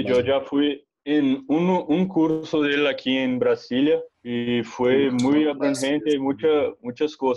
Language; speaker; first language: Spanish; non-native, learner; Portuguese